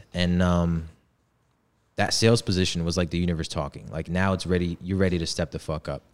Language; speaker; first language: English; early bilingual, other home language; Polish